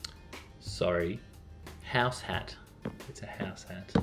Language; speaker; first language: English; native; English